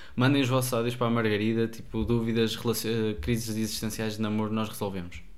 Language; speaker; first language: Portuguese; native; Portuguese